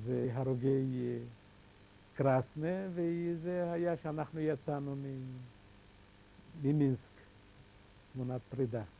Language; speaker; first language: Hebrew; non-native, fluent; Yiddish